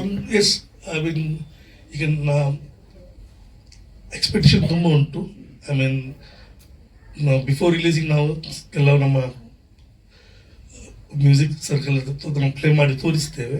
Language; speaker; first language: Kannada; non-native, local second language; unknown